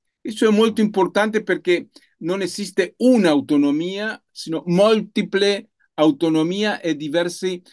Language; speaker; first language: Italian; non-native, learner; Spanish